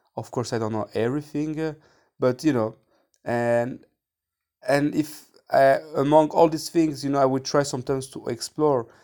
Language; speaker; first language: English; non-native, fluent; French